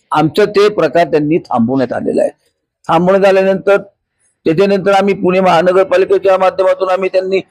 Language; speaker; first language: Marathi; native; Marathi